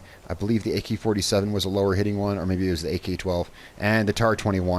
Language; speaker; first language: English; native; English